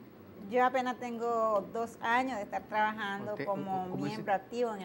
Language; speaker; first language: Spanish; native; Spanish